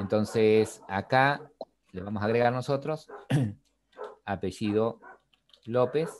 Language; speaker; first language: Spanish; native; Spanish